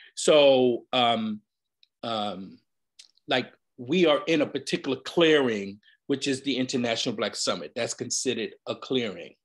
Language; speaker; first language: English; native; English